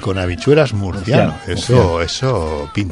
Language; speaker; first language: Spanish; native; Spanish